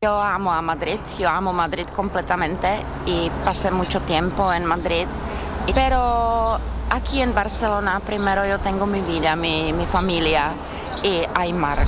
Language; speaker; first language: Spanish; non-native, learner; Czech